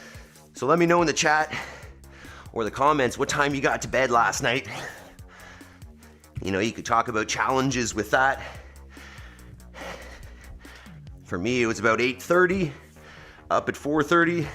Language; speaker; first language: English; native; English